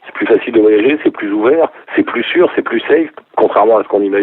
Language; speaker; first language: French; native; French